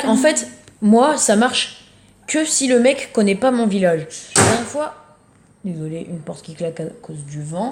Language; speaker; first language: French; native; French